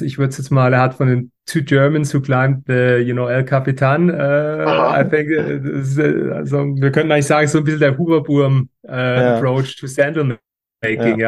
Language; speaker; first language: German; native; German